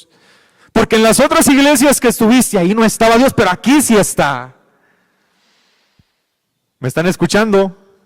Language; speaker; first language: Spanish; native; Spanish